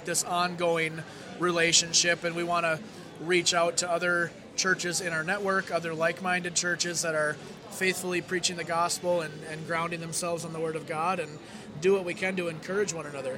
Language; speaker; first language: English; native; English